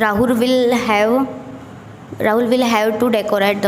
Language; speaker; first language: English; non-native, learner; Hindi